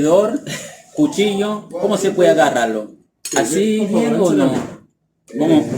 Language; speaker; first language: Spanish; non-native, learner; Haitian Creole